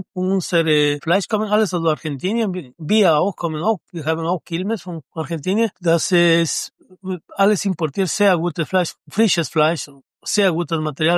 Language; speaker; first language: German; non-native, learner; Spanish